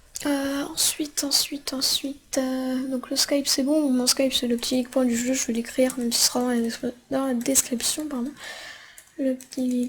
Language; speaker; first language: French; native; French